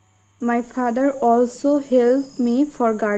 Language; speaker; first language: English; non-native, learner; Bangla